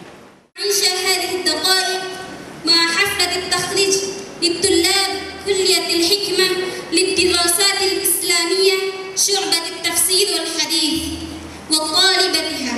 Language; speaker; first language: Arabic; non-native, learner; Indonesian